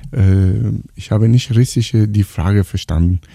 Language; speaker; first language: German; non-native, fluent; Italian